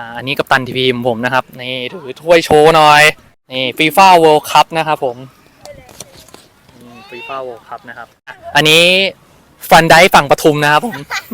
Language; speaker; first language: Thai; native; Thai